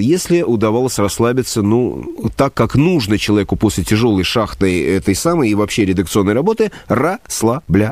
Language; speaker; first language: Russian; native; Russian